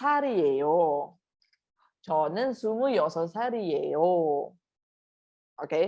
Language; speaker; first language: Korean; non-native, fluent; Malay